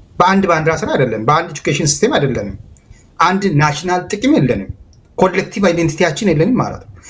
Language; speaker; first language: Amharic; non-native, local second language; Hadiyya